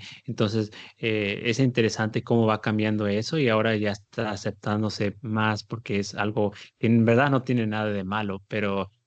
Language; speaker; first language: Spanish; early bilingual, heritage; Spanish